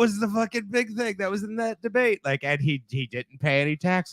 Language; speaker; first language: English; native; English